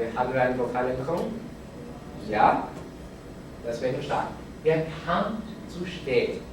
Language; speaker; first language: German; non-native, fluent; English